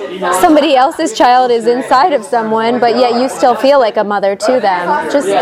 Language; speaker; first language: English; native; English